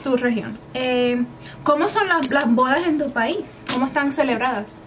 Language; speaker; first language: Spanish; early bilingual, heritage; Spanish